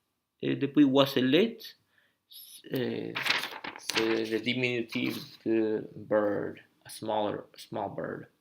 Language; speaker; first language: French; non-native, learner; English